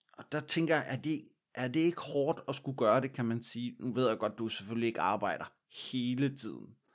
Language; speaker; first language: Danish; native; Danish